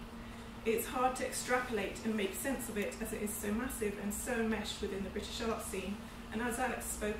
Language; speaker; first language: English; native; English